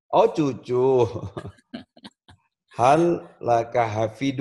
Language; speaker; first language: Arabic; non-native, learner; Indonesian